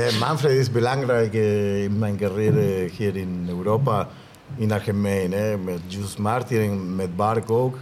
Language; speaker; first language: Dutch; non-native, learner; Spanish